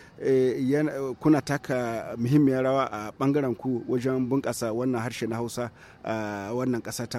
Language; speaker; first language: Hausa; native; Hausa